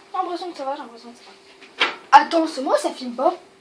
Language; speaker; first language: French; native; French